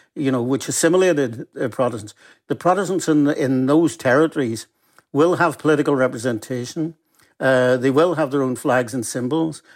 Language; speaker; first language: English; native; English